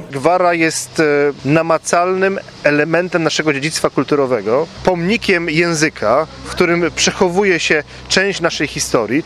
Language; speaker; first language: Polish; native; Polish